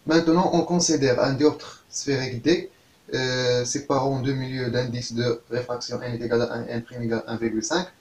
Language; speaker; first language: French; non-native, local second language; Arabic